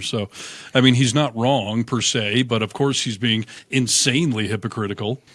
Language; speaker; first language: English; native; English